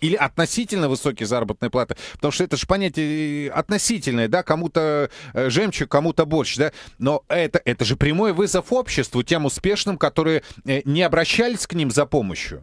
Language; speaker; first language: Russian; native; Russian